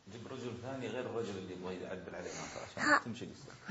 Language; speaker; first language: Arabic; native; Arabic